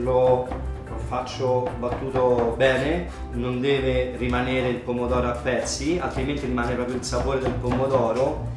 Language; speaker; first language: Italian; native; Italian